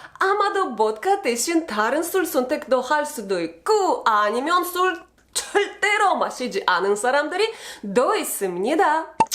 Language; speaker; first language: Korean; non-native, learner; Russian